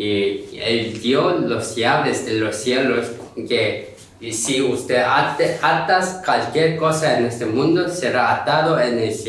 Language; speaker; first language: Spanish; non-native, learner; Korean